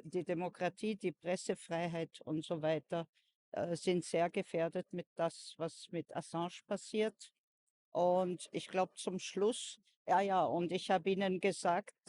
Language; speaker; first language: German; non-native, fluent; French